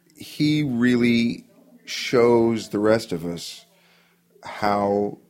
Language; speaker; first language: English; native; English